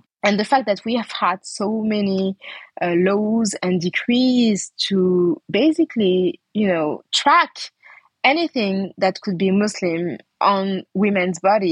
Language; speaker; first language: English; non-native, fluent; French